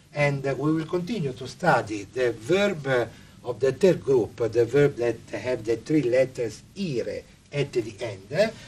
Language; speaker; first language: English; non-native, fluent; Italian